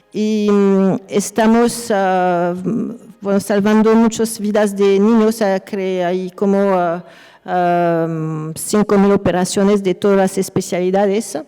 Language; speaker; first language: Spanish; non-native, fluent; French